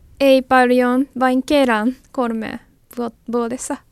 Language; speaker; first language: Finnish; non-native, learner; Japanese